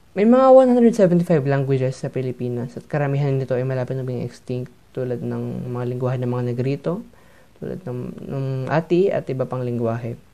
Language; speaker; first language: Filipino; native; Filipino